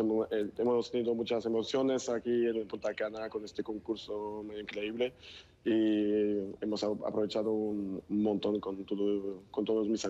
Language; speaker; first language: Spanish; non-native, fluent; French